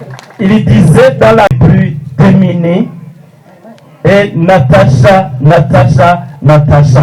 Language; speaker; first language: French; non-native, local second language; Rundi